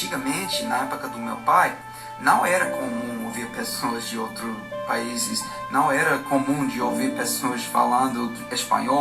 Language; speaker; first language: Portuguese; non-native, fluent; English